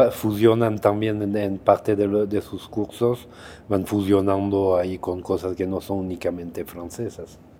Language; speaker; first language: Spanish; non-native, fluent; French